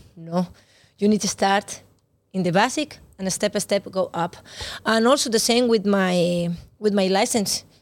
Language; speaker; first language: English; non-native, learner; Spanish